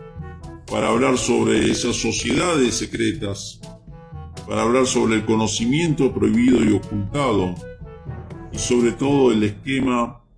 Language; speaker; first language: Spanish; native; Spanish